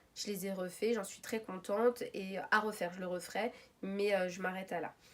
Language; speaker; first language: French; early bilingual, other home language; Arabic